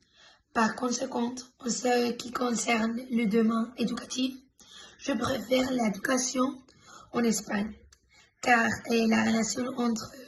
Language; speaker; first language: French; non-native, fluent; Spanish